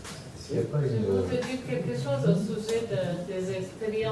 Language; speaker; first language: French; non-native, fluent; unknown